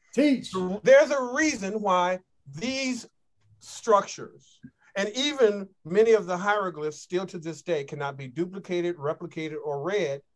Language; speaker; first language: English; native; English